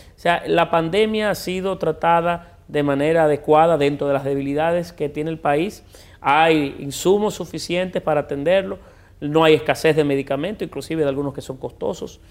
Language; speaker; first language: Spanish; native; Spanish